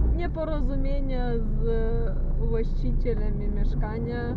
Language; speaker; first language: Polish; non-native, fluent; Russian